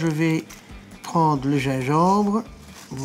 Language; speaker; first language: French; native; French